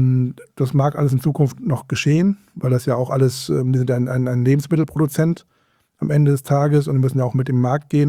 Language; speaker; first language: German; native; German